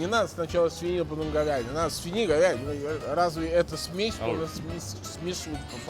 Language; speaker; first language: Russian; non-native, fluent; Italian